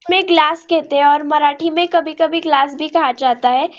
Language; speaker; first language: Hindi; non-native, local second language; Marathi